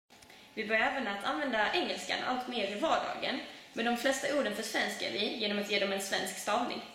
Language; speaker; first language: Swedish; native; Swedish